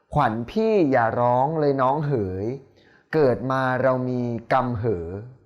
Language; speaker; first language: Thai; native; Thai